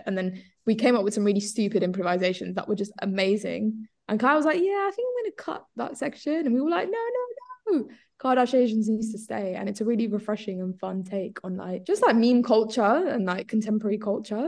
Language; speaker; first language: English; native; English